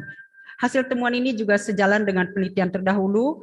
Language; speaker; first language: Indonesian; native; Indonesian